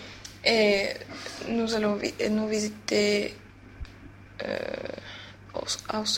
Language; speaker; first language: French; non-native, learner; Swedish